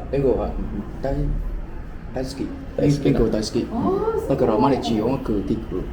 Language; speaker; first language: Japanese; non-native, learner; Vietnamese